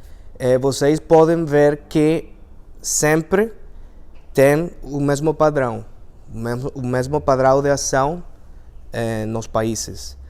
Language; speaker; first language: Portuguese; non-native, fluent; Spanish